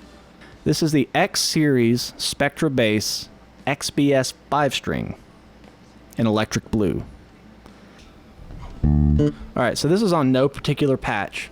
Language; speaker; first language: English; native; English